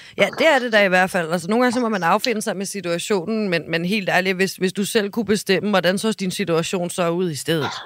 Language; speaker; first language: Danish; native; Danish